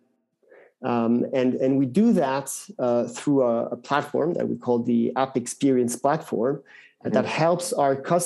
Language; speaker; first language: English; non-native, fluent; French